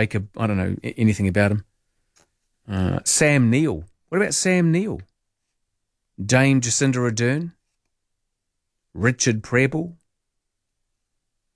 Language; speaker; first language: English; native; English